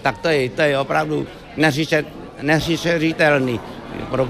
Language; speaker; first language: Czech; non-native, fluent; Vietnamese